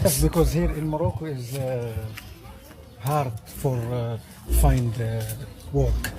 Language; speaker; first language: English; non-native, learner; Arabic